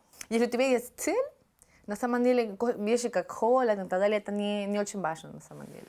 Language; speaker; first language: Russian; non-native, fluent; Spanish